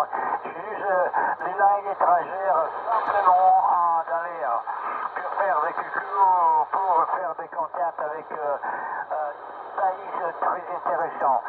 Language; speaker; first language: French; non-native, learner; Italian